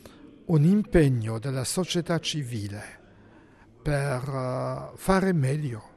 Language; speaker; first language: Italian; non-native, fluent; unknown